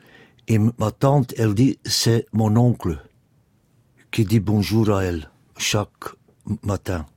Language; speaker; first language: French; non-native, local second language; Dutch